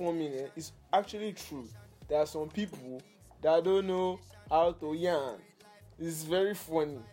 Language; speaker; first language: English; non-native, local second language; Yoruba